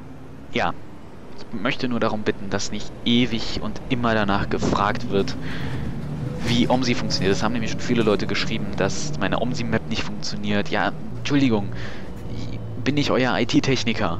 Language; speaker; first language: German; native; German